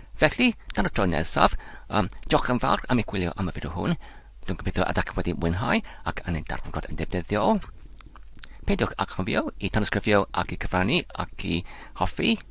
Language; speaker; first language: Welsh; non-native, learner; Polish